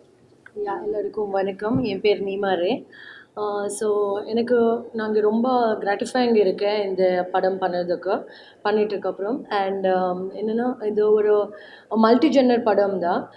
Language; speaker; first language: Tamil; non-native, learner; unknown